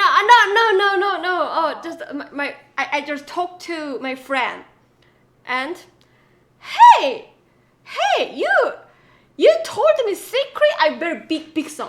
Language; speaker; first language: English; non-native, learner; Korean